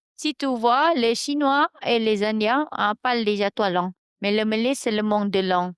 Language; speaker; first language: French; non-native, fluent; Malay